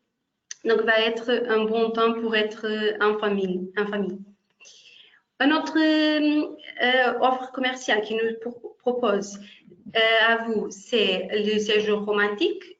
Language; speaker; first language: French; non-native, fluent; Portuguese